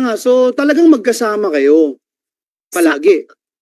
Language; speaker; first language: Filipino; native; Filipino